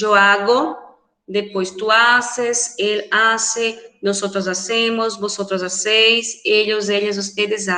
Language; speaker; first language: Spanish; non-native, fluent; Portuguese